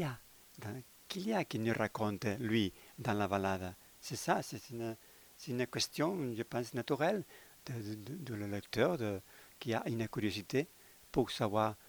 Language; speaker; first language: French; non-native, learner; Spanish